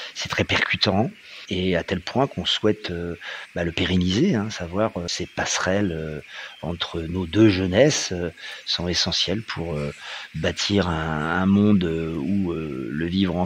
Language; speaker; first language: French; native; French